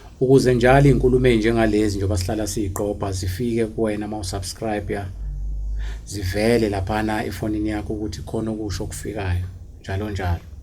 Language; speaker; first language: Zulu; native; Zulu